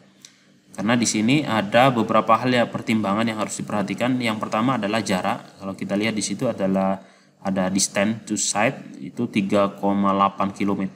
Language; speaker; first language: Indonesian; native; Indonesian